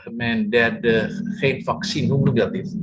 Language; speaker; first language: Dutch; non-native, fluent; Indonesian